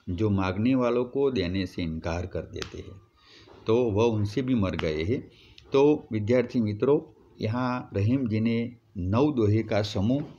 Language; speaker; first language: Hindi; non-native, local second language; Gujarati